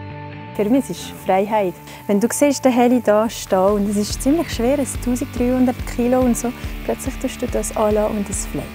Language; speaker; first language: German; non-native, local second language; French